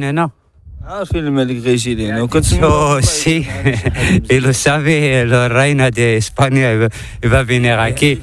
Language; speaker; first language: Spanish; non-native, learner; Arabic